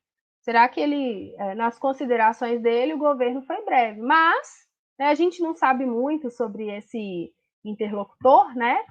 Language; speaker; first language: Portuguese; native; Portuguese